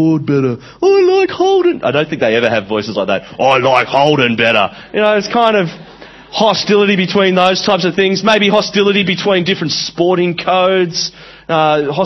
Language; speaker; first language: English; native; English